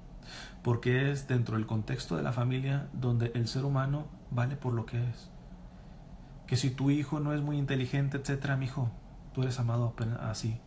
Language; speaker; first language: Spanish; native; Spanish